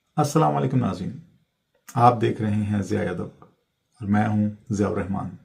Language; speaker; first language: Urdu; non-native, local second language; Punjabi